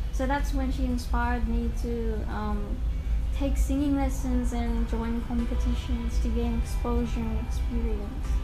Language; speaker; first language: English; native; English